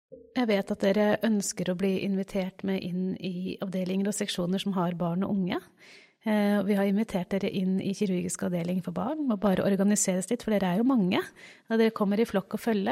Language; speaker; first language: Norwegian; native; Norwegian